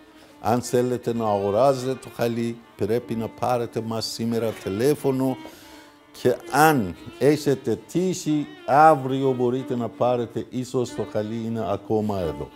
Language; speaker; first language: Greek; non-native, fluent; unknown